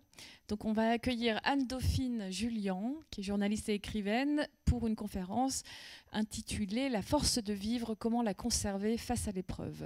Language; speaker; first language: French; native; French